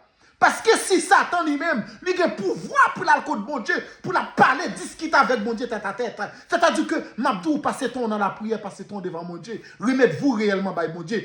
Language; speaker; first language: French; non-native, local second language; Haitian Creole